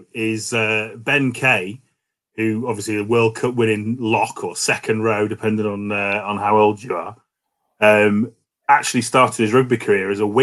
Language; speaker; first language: English; native; English